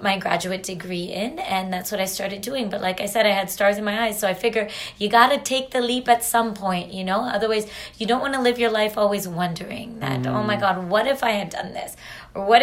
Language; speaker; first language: English; native; English